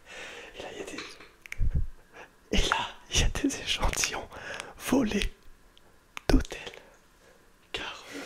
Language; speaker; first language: French; native; French